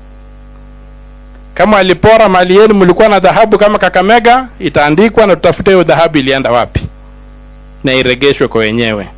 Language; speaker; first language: Swahili; non-native, local second language; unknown